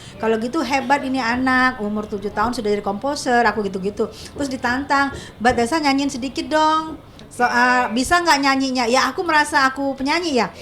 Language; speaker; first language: Indonesian; native; Indonesian